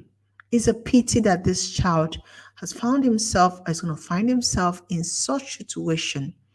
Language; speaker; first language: English; non-native, local second language; Igbo